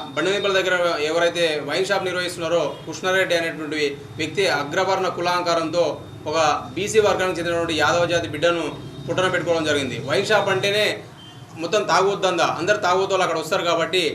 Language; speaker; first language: Telugu; native; Telugu